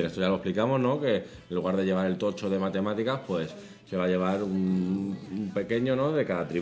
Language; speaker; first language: Spanish; native; Spanish